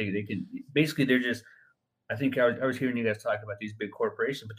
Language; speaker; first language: English; native; English